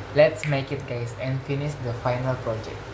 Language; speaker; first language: English; non-native, learner; Indonesian